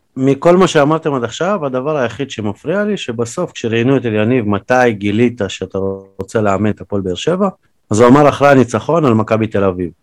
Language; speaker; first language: Hebrew; early bilingual, other home language; Russian